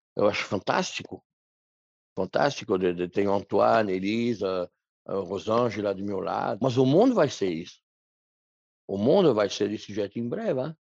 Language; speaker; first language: Portuguese; non-native, fluent; French